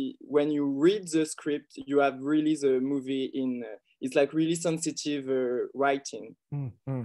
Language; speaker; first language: English; non-native, learner; French